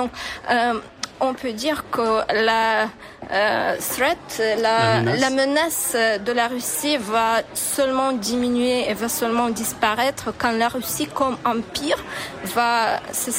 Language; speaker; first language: French; non-native, fluent; Ukrainian